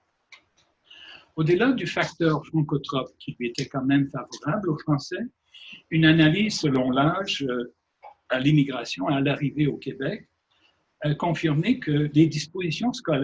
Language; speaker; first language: French; native; French